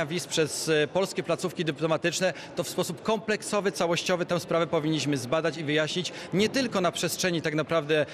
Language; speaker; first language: Polish; native; Polish